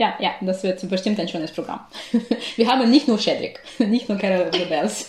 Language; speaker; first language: German; non-native, fluent; Ukrainian